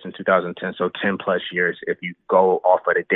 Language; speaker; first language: English; native; English